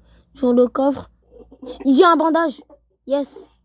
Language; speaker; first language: French; native; French